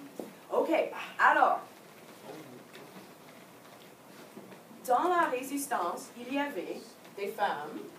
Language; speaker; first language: French; non-native, fluent; English